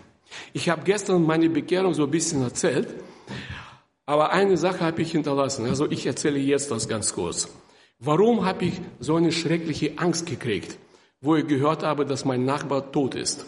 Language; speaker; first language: German; non-native, fluent; Russian